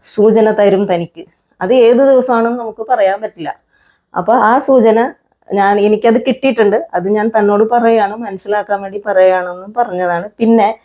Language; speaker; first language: Malayalam; non-native, local second language; Konkani